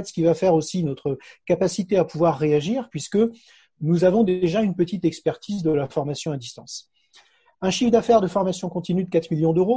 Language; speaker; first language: French; native; French